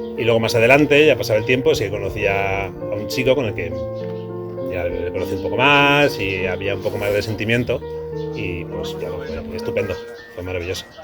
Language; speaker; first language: Spanish; native; Spanish